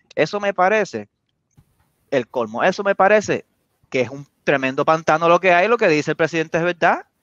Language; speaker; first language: Spanish; early bilingual, heritage; Spanish